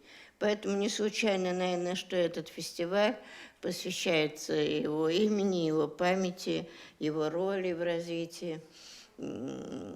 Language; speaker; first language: Russian; native; Russian